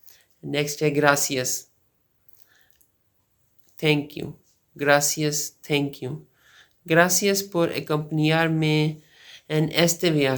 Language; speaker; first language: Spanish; non-native, learner; Urdu